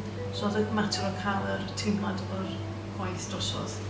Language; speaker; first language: Welsh; non-native, local second language; English